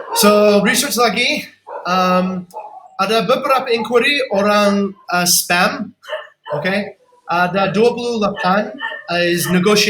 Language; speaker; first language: Indonesian; non-native, fluent; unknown